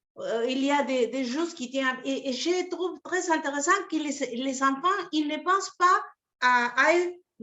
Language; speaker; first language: French; non-native, fluent; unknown